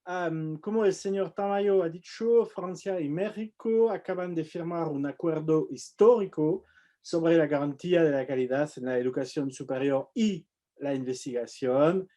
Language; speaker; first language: Spanish; non-native, fluent; French